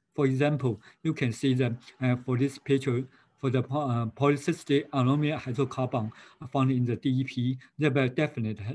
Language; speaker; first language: English; non-native, fluent; Chinese